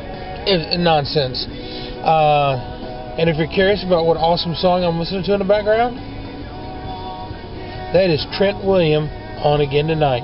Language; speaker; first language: English; native; English